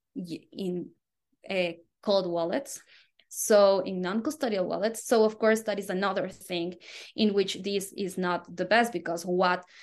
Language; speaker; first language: English; non-native, fluent; Spanish